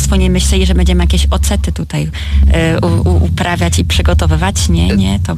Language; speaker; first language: Polish; native; Polish